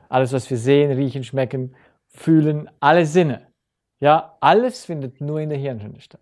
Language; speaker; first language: German; native; German